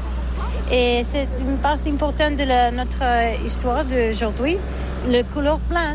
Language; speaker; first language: French; non-native, learner; Catalan